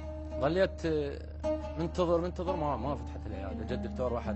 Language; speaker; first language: Arabic; native; Arabic